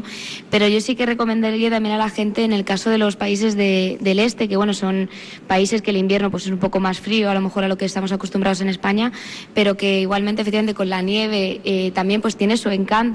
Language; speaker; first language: Spanish; native; Spanish